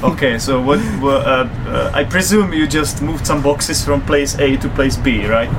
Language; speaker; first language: English; non-native, fluent; Czech